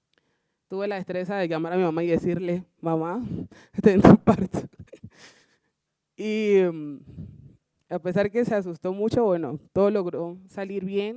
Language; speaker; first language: Spanish; native; Spanish